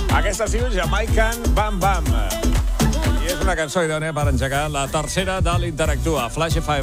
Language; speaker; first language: Catalan; native; Catalan